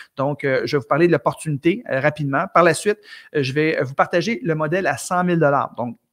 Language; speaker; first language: French; native; French